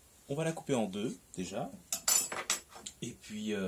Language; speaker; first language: French; native; French